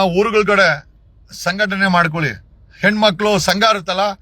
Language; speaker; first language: Kannada; native; Kannada